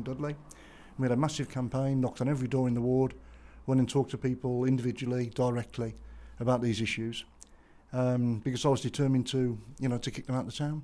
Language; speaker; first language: English; native; English